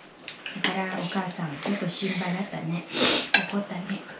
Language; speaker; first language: Japanese; non-native, learner; Vietnamese